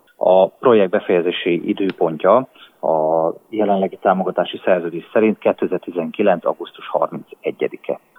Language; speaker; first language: Hungarian; native; Hungarian